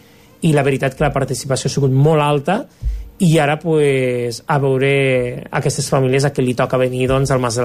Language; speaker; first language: Catalan; native; Catalan